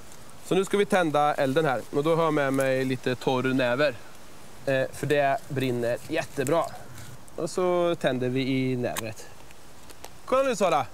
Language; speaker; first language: Swedish; native; Swedish